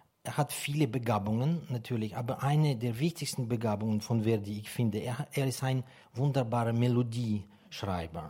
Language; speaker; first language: German; non-native, fluent; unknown